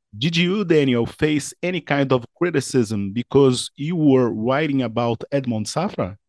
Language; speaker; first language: English; non-native, fluent; Portuguese